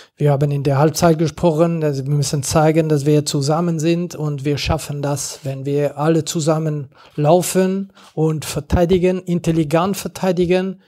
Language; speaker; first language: German; non-native, fluent; French